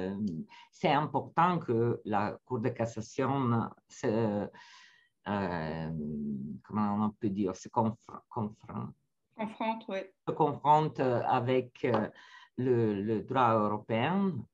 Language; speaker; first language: French; non-native, fluent; Italian